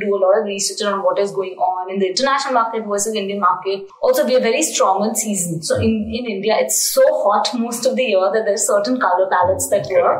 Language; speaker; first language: English; non-native, local second language; Hindi